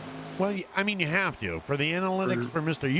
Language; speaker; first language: English; native; English